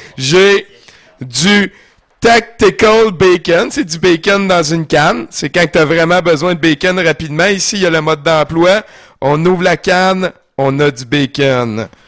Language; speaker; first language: French; native; French